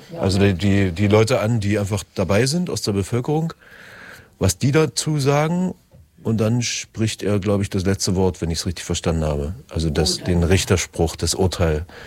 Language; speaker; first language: German; native; German